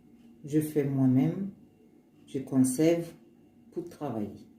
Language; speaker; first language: French; non-native, learner; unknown